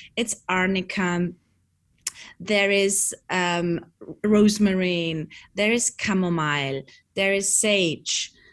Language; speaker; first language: English; non-native, fluent; German